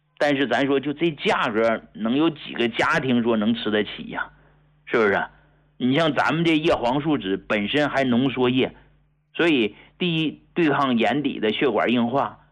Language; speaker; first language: Chinese; native; Chinese